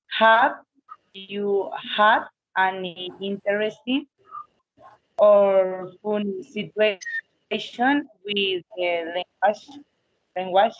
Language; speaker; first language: English; non-native, learner; Spanish